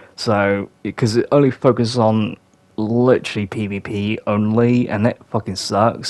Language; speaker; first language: English; native; English